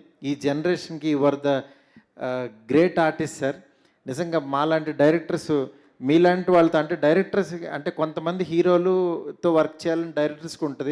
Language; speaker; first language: Telugu; native; Telugu